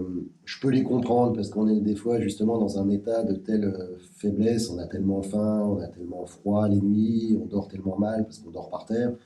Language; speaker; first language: French; native; French